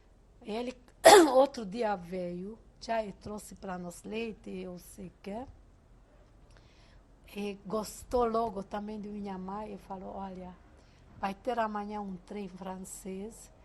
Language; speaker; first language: Portuguese; non-native, fluent; Hungarian